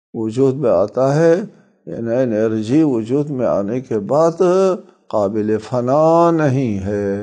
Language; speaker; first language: Urdu; non-native, local second language; Balti